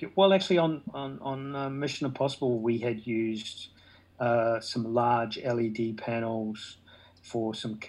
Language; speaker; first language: English; native; English